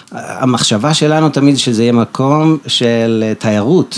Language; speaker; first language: Hebrew; early bilingual, heritage; Hebrew